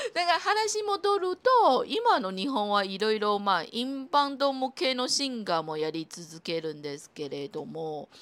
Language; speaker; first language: Japanese; non-native, fluent; Chinese